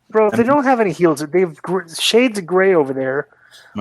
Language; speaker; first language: English; native; English